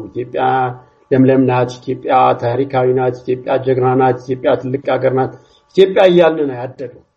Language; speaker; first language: Amharic; non-native, local second language; Tigrinya